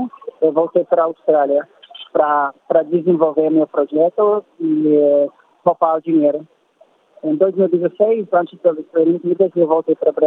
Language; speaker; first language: Portuguese; non-native, fluent; English